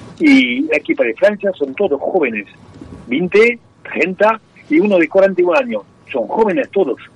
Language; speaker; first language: Spanish; non-native, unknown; French